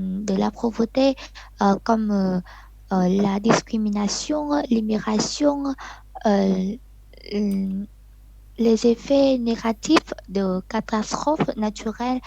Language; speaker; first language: French; non-native, learner; Vietnamese